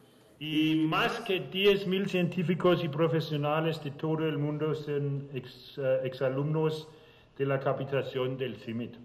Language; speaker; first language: Spanish; non-native, learner; German